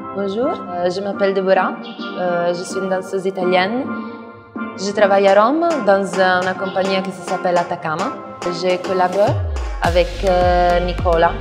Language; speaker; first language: French; non-native, learner; Italian